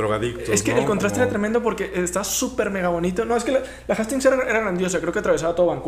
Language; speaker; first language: Spanish; native; Spanish